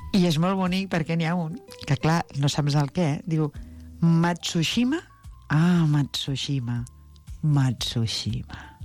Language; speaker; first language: Catalan; native; Catalan